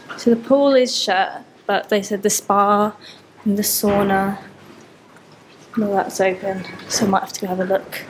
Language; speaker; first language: English; native; English